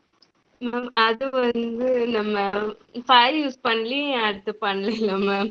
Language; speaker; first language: Tamil; native; Tamil